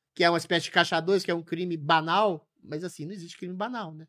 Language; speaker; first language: Portuguese; native; Portuguese